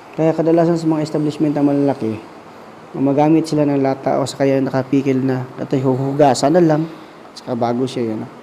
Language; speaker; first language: Filipino; non-native, local second language; Cebuano